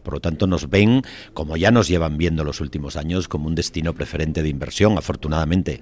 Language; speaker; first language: Spanish; native; Spanish